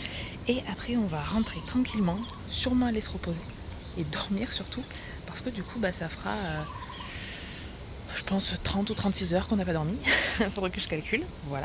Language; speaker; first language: French; native; French